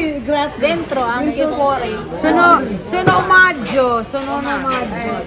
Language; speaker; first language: Italian; non-native, local second language; Filipino